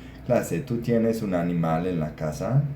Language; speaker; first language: Spanish; non-native, fluent; English